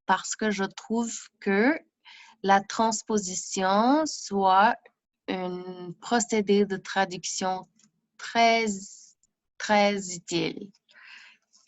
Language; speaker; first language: French; non-native, fluent; English